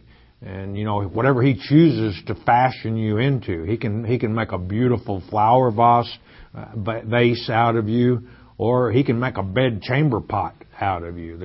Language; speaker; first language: English; native; English